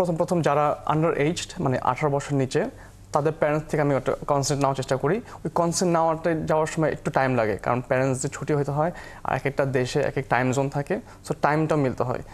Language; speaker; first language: Bangla; early bilingual, heritage; Bangla